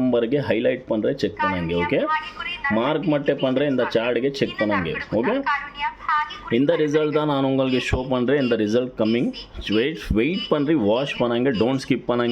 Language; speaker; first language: Tamil; non-native, learner; Kannada